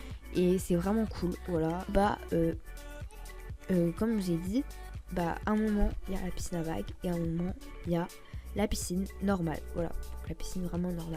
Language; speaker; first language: French; native; French